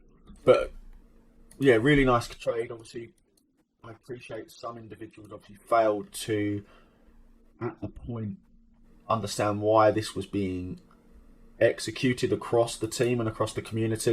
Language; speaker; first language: English; native; English